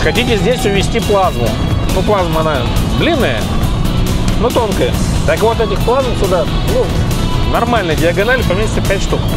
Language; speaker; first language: Russian; native; Russian